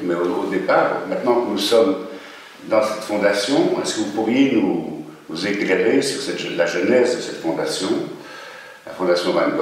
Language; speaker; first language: French; native; French